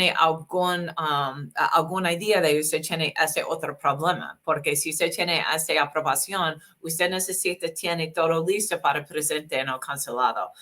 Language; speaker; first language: Spanish; non-native, learner; English